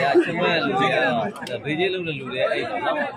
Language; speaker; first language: Burmese; native; Burmese